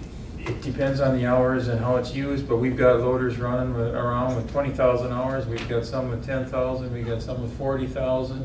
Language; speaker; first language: English; native; English